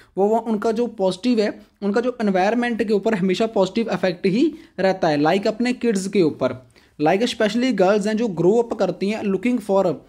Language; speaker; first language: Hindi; non-native, local second language; Punjabi